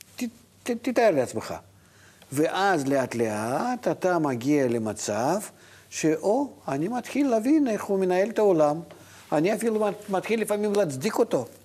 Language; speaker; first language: Hebrew; non-native, fluent; Russian